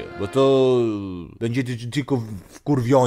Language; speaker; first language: Polish; early bilingual, heritage; Polish